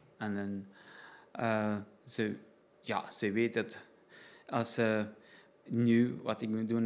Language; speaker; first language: Dutch; non-native, learner; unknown